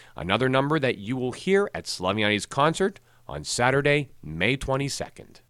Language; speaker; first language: English; native; English